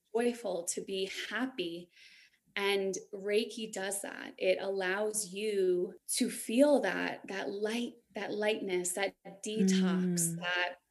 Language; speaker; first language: English; native; English